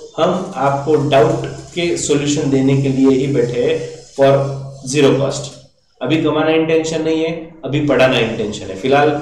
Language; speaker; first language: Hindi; non-native, local second language; Marathi